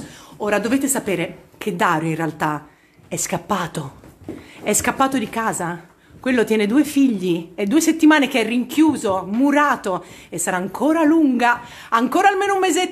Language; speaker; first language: Italian; native; Italian